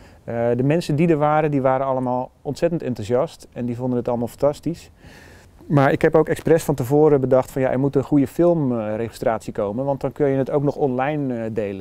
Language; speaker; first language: Dutch; native; Dutch